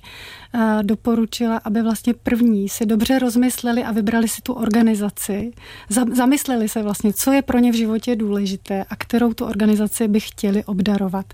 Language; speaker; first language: Czech; native; Czech